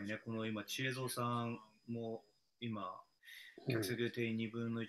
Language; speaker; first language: Japanese; native; Japanese